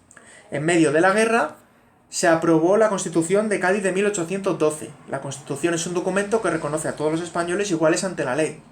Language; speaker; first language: Spanish; native; Spanish